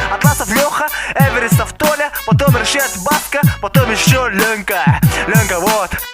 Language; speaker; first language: Russian; non-native, local second language; Yakut